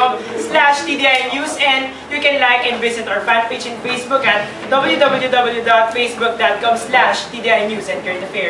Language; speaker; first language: English; non-native, local second language; Filipino